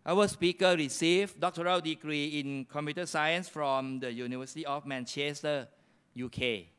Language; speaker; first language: English; non-native, fluent; Thai